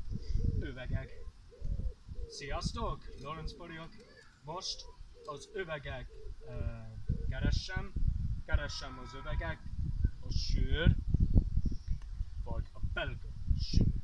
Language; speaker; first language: Hungarian; non-native, learner; Welsh